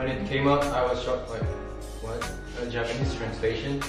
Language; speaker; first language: English; non-native, fluent; Indonesian